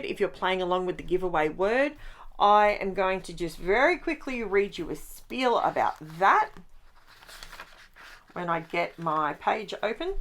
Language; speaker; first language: English; native; English